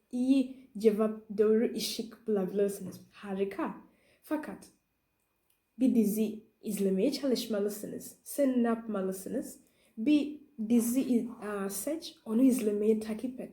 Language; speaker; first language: Turkish; non-native, learner; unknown